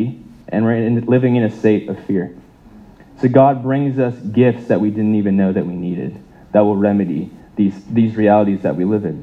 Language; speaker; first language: English; native; English